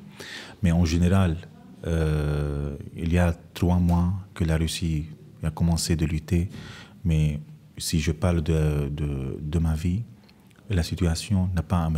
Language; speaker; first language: French; non-native, fluent; Arabic